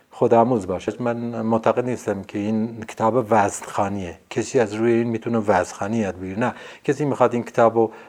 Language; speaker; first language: Persian; non-native, local second language; Central Kurdish